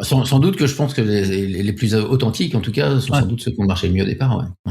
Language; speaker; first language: French; native; French